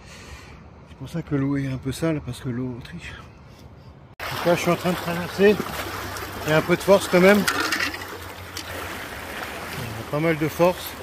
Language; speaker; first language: French; native; French